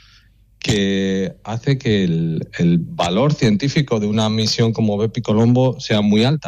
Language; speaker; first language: Spanish; native; Spanish